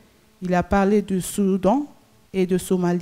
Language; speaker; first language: French; non-native, local second language; Sango